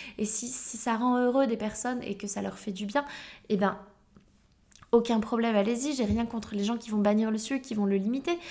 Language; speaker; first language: French; native; French